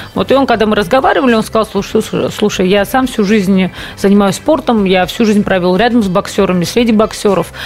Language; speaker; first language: Russian; native; Russian